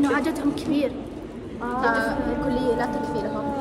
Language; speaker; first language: Arabic; native; Arabic